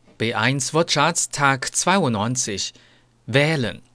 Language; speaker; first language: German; non-native, fluent; Chinese